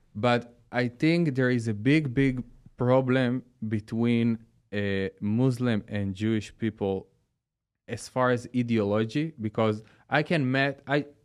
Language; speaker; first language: English; non-native, fluent; Hebrew